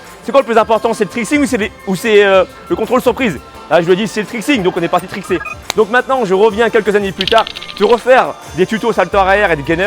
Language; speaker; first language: French; native; French